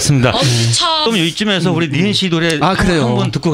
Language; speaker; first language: Korean; native; Korean